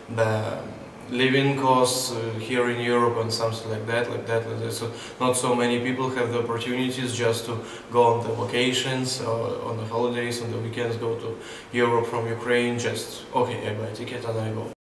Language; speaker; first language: English; non-native, learner; Ukrainian